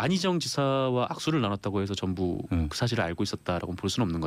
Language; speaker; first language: Korean; native; Korean